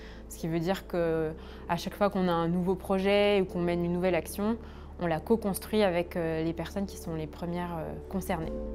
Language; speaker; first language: French; native; French